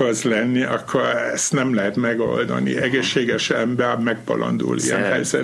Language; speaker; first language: Hungarian; non-native, fluent; German